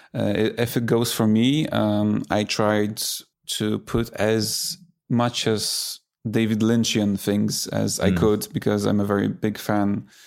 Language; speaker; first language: English; non-native, fluent; Polish